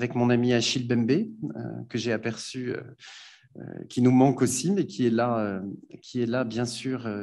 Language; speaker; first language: French; native; French